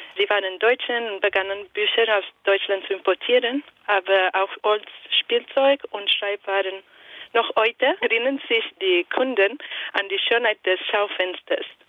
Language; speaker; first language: German; non-native, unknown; Italian